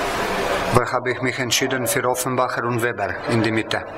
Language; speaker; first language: German; non-native, fluent; Slovenian